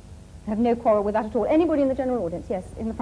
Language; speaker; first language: English; native; English